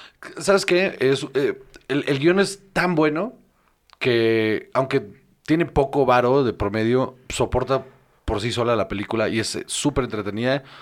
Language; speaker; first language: Spanish; native; Spanish